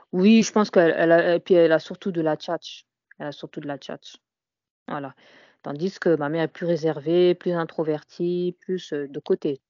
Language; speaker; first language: French; native; French